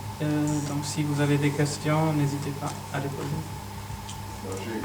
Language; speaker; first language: French; non-native, fluent; German